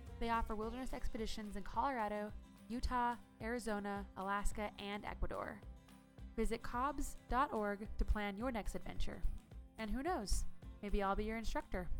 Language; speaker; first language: English; native; English